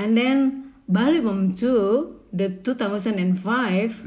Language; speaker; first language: English; non-native, learner; Indonesian